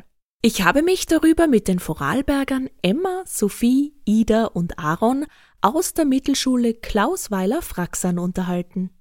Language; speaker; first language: German; native; German